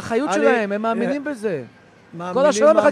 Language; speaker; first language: Hebrew; native; Hebrew